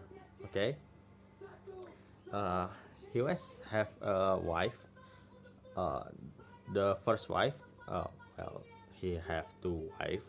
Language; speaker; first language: English; non-native, learner; Indonesian